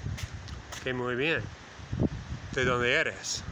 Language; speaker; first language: Spanish; non-native, fluent; English